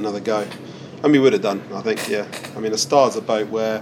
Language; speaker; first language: English; native; English